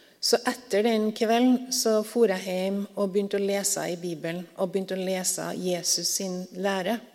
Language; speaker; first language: Norwegian; native; Norwegian